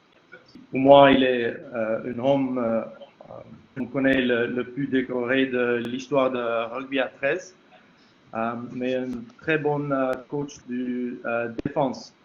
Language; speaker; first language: French; non-native, fluent; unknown